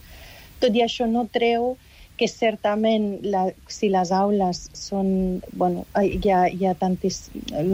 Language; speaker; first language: Catalan; native; Catalan